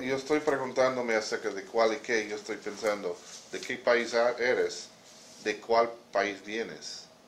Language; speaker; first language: Spanish; non-native, learner; English